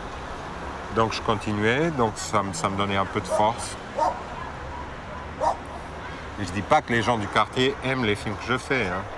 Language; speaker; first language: French; non-native, fluent; Portuguese